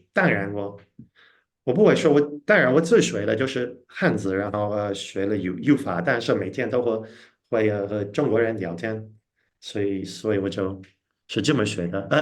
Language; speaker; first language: Chinese; non-native, fluent; English